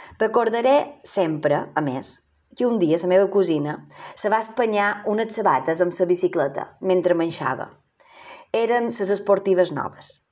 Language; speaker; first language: Catalan; native; Catalan